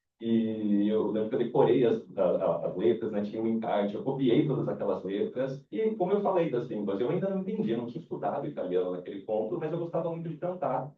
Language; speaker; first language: Portuguese; native; Portuguese